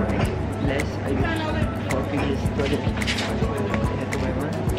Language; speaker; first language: English; non-native, learner; Turkish